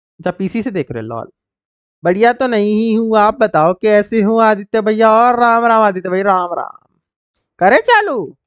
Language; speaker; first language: Hindi; native; Hindi